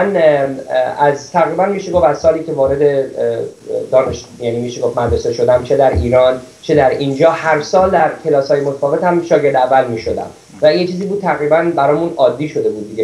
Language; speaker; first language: Persian; early bilingual, heritage; Persian